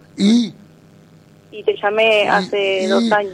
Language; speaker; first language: Spanish; native; Spanish